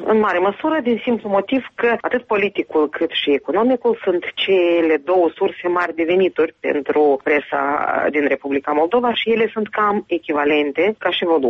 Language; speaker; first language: Romanian; native; Romanian